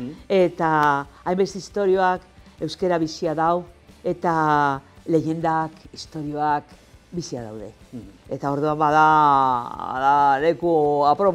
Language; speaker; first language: Basque; non-native, local second language; Spanish